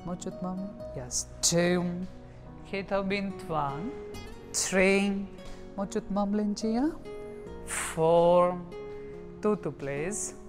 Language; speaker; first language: Vietnamese; non-native, learner; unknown